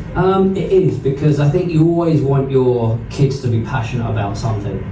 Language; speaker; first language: English; native; English